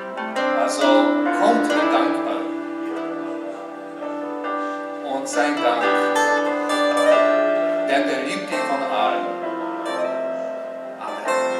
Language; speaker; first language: German; non-native, learner; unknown